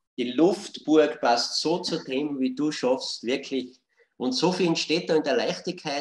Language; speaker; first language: German; native; German